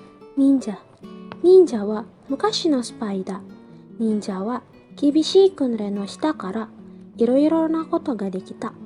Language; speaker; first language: Japanese; non-native, learner; Indonesian